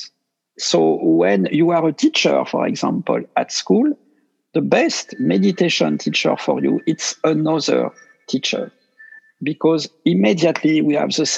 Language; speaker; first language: English; non-native, fluent; French